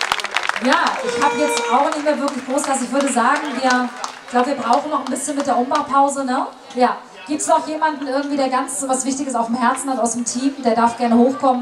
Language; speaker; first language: German; native; German